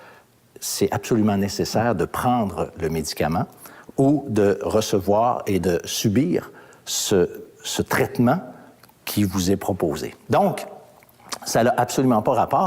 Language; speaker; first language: French; native; French